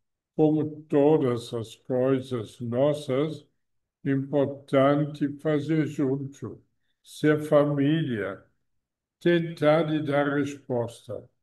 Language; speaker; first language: Portuguese; non-native, fluent; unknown